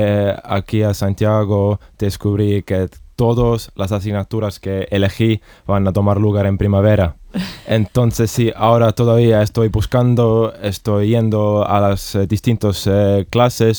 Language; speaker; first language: Spanish; non-native, fluent; Estonian